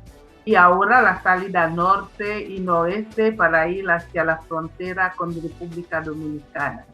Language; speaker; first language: Spanish; non-native, fluent; Haitian Creole